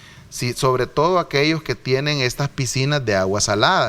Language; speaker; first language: Spanish; native; Spanish